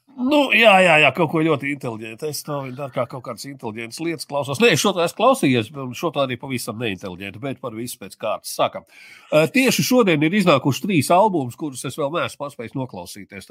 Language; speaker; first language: Latvian; native; Latvian